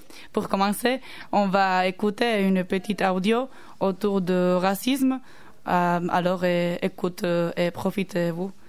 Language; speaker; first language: French; non-native, learner; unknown